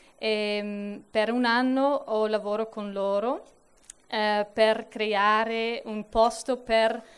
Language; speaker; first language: Italian; non-native, fluent; Dutch